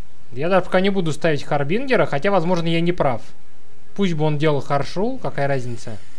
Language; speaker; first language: Russian; native; Russian